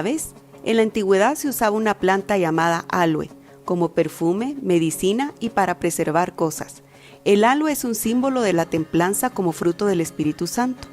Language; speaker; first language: Spanish; native; Spanish